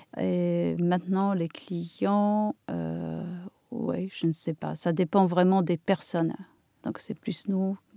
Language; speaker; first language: French; non-native, fluent; Polish